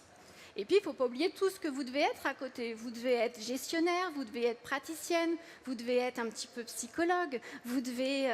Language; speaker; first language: French; native; French